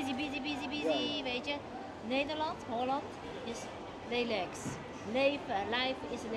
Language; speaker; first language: English; non-native, learner; Chinese